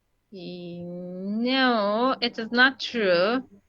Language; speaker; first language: English; non-native, fluent; Turkish